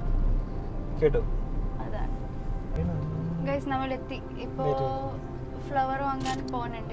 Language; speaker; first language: Malayalam; early bilingual, heritage; Malayalam